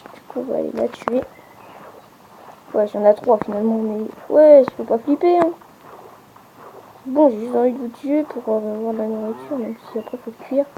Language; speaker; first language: French; native; French